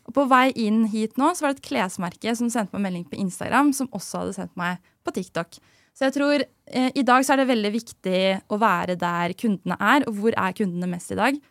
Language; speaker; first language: Norwegian; native; Norwegian